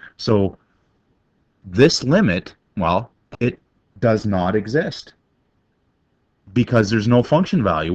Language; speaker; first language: English; native; English